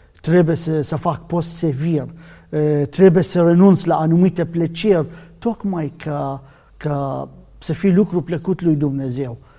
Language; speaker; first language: Romanian; non-native, learner; Arabic